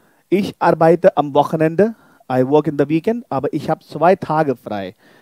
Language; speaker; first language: German; non-native, fluent; Hindi